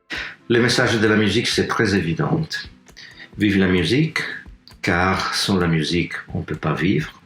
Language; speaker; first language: French; non-native, fluent; Italian